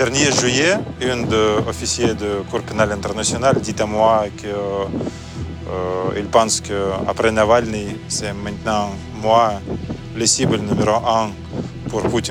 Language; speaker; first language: French; non-native, learner; Russian